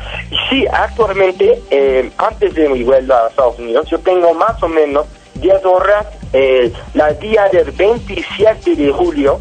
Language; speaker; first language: Spanish; non-native, learner; English